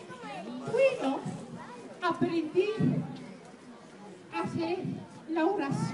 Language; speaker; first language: Spanish; non-native, learner; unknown